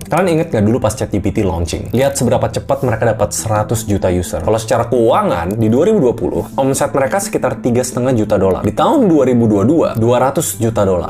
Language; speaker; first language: Indonesian; native; Indonesian